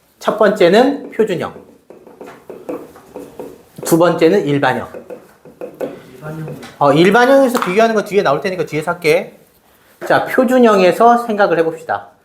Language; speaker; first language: Korean; native; Korean